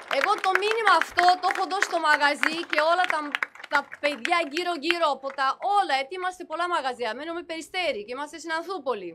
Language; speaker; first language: Greek; non-native, fluent; Romanian